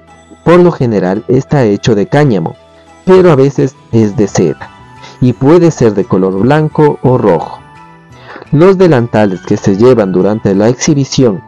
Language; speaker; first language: Spanish; native; Spanish